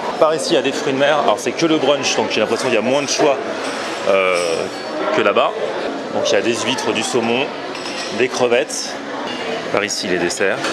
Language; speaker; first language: French; native; French